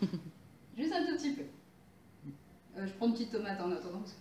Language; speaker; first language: French; native; French